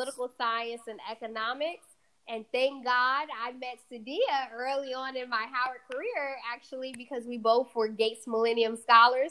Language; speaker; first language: English; early bilingual, other home language; Fula